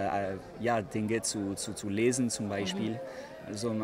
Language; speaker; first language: German; non-native, learner; French